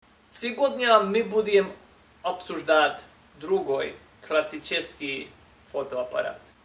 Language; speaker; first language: Russian; non-native, learner; English